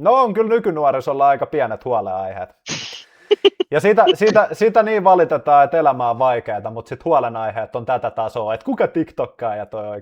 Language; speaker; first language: Finnish; native; Finnish